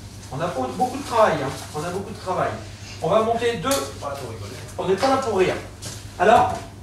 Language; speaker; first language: French; native; French